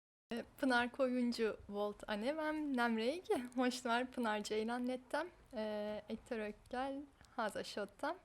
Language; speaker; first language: Hungarian; early bilingual, heritage; Turkish